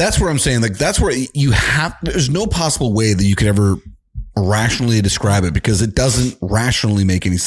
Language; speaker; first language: English; native; English